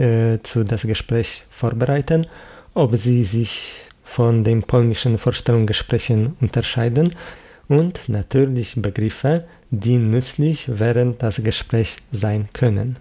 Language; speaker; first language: German; non-native, fluent; Polish